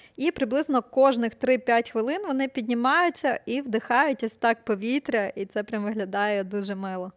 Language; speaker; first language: Ukrainian; native; Ukrainian